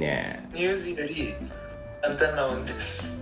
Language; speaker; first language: Japanese; non-native, learner; Bangla